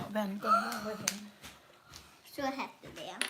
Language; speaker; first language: Swedish; early bilingual, other home language; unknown